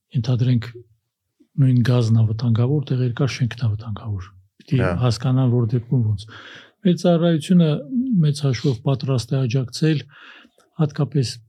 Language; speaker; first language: Armenian; native; Armenian